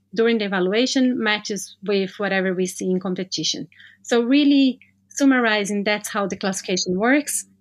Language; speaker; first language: English; non-native, fluent; Portuguese